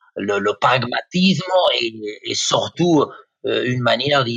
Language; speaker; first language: French; non-native, fluent; Spanish